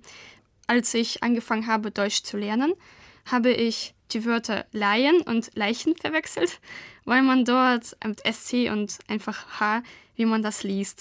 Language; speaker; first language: German; non-native, fluent; Russian